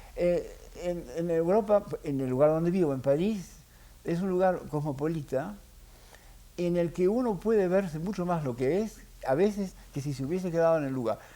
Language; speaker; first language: Spanish; early bilingual, heritage; French